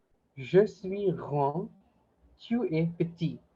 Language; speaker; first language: French; non-native, learner; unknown